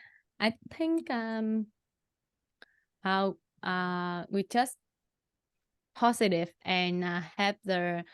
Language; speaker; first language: English; non-native, learner; Vietnamese